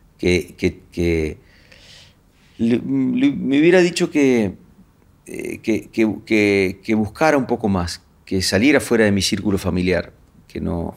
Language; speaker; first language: Spanish; native; Spanish